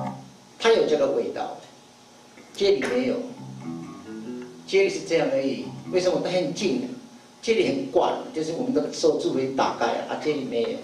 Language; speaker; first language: Chinese; non-native, fluent; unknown